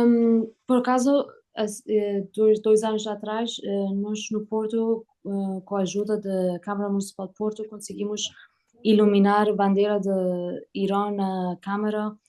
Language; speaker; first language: Portuguese; non-native, learner; Persian